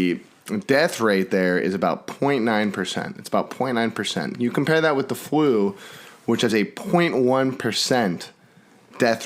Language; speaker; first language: English; native; English